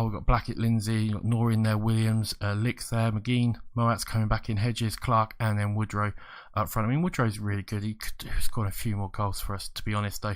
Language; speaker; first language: English; native; English